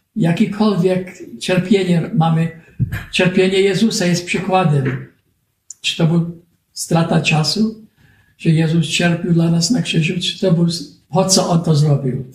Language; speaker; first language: Polish; early bilingual, heritage; Polish